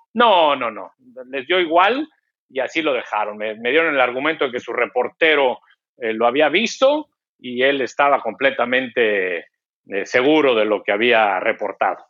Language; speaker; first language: Spanish; native; Spanish